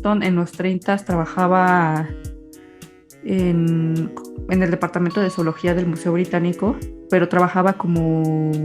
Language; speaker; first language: Spanish; native; Spanish